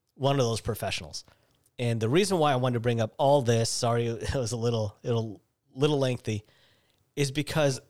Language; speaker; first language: English; native; English